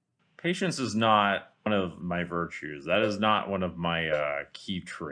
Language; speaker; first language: English; native; English